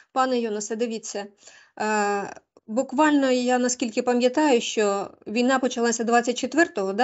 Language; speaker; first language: Ukrainian; native; Ukrainian